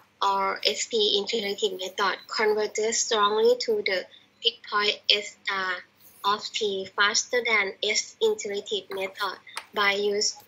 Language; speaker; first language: English; non-native, learner; Thai